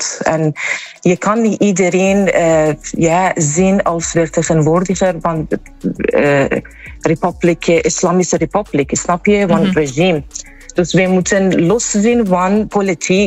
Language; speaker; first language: Dutch; non-native, learner; Persian